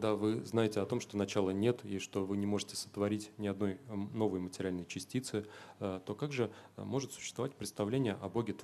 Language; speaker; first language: Russian; native; Russian